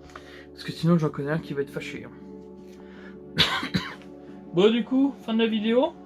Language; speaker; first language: French; native; French